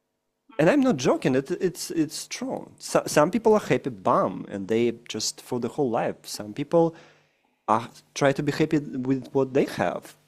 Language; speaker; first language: English; non-native, fluent; Russian